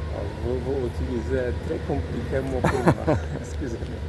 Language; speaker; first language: French; non-native, learner; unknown